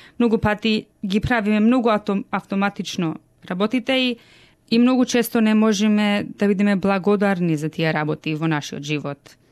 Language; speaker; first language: Macedonian; early bilingual, heritage; Macedonian